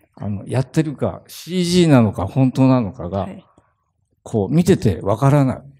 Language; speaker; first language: Japanese; native; Japanese